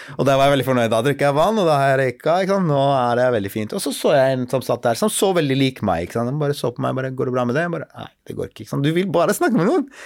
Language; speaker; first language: Norwegian; non-native, fluent; Arabic